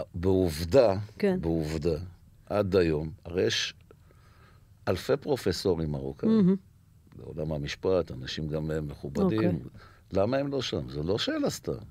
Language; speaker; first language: Hebrew; native; Hebrew